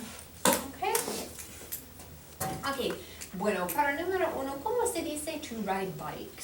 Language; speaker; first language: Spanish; non-native, fluent; English